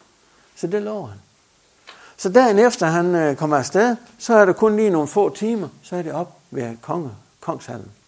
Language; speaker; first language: Danish; native; Danish